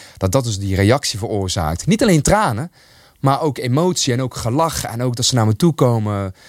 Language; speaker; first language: Dutch; early bilingual, other home language; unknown